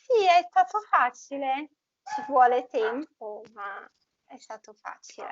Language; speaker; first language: Italian; non-native, fluent; Portuguese